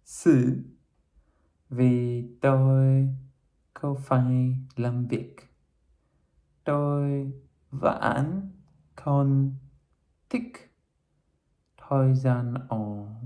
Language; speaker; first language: Vietnamese; non-native, learner; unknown